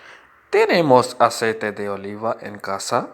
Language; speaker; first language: Spanish; non-native, fluent; Urdu